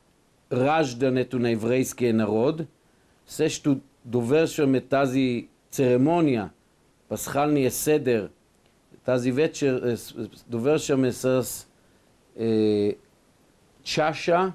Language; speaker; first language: Bulgarian; non-native, fluent; Hebrew